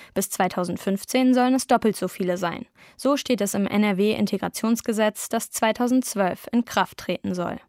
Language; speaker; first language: German; native; German